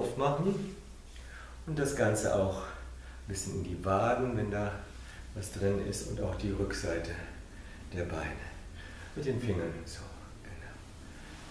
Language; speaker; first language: German; non-native, fluent; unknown